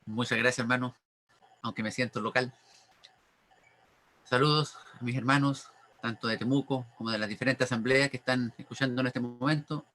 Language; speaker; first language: Spanish; native; Spanish